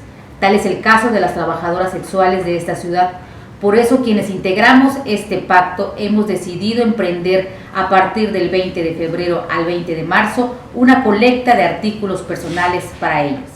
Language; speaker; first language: Spanish; native; Spanish